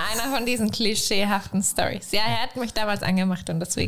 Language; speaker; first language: German; non-native, fluent; Spanish